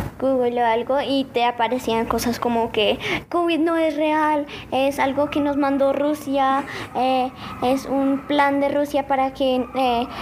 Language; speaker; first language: Spanish; early bilingual, heritage; Spanish